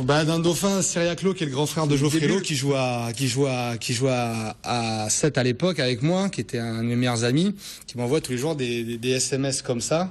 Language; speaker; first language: French; native; French